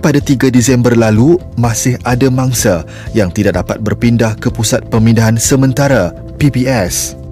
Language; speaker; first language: Malay; native; Malay